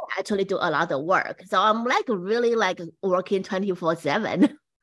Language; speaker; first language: English; non-native, fluent; Chinese